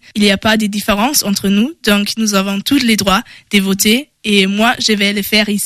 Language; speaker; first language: French; non-native, learner; German